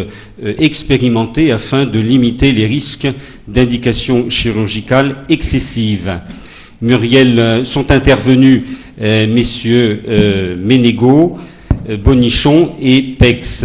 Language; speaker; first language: French; native; French